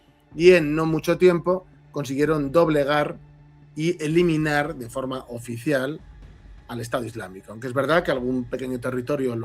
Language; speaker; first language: Spanish; native; Spanish